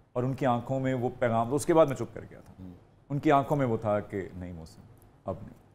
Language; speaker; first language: Urdu; non-native, local second language; Punjabi